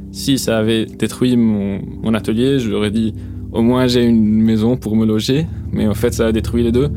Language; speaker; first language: French; non-native, local second language; Arabic